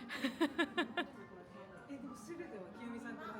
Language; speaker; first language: Japanese; native; Japanese